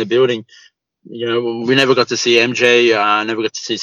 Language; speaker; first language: English; native; English